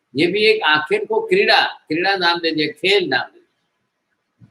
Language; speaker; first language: Hindi; non-native, local second language; Gujarati